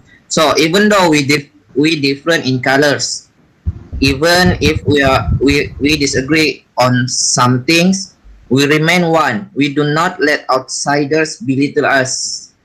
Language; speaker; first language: English; non-native, learner; Malay